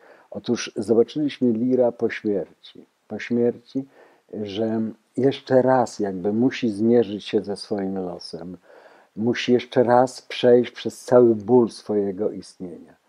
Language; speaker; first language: Polish; native; Polish